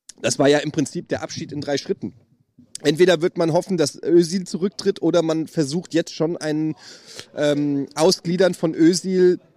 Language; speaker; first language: German; native; German